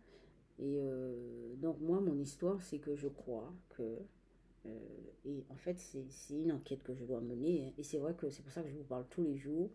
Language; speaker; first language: French; native; French